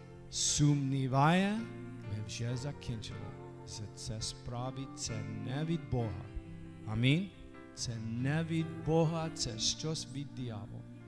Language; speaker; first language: Ukrainian; non-native, learner; English